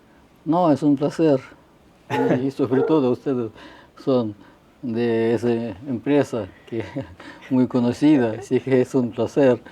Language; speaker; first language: Spanish; non-native, fluent; Russian